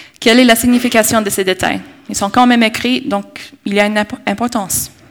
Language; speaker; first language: French; non-native, fluent; English